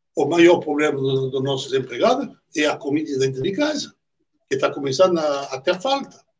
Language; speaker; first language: Portuguese; non-native, fluent; French